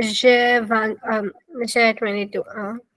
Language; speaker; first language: French; non-native, learner; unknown